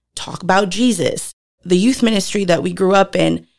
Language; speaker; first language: English; early bilingual, other home language; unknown